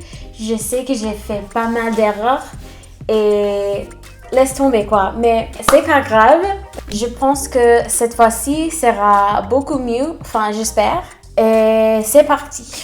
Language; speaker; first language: French; non-native, fluent; English